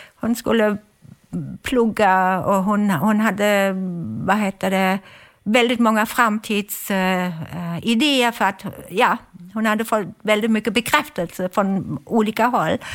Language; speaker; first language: Swedish; non-native, fluent; German